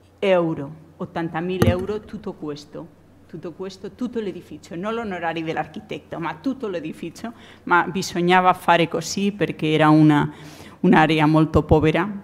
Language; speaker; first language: Italian; non-native, learner; Spanish